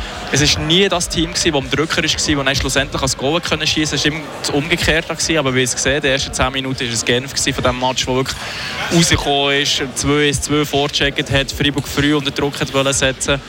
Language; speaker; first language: German; native; German